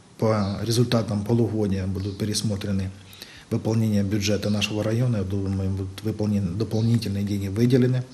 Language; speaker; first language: Russian; native; Russian